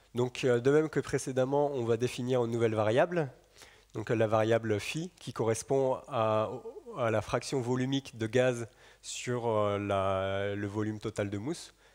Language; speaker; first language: French; native; French